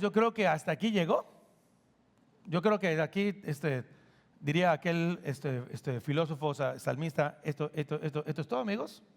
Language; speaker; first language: Spanish; native; Spanish